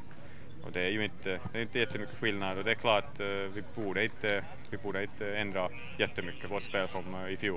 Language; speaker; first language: Swedish; non-native, local second language; Finnish